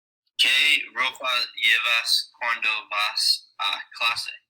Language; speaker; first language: Spanish; non-native, learner; English